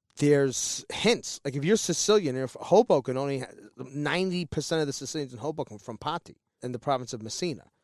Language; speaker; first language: English; native; English